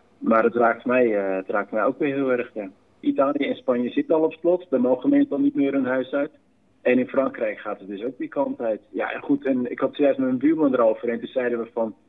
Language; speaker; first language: Dutch; native; Dutch